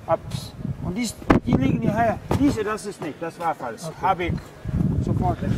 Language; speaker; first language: German; non-native, learner; Danish